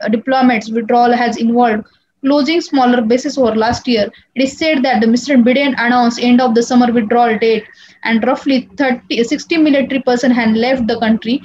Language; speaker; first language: English; non-native, local second language; Marathi